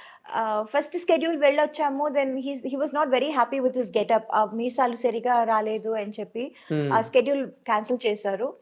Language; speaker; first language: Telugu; non-native, local second language; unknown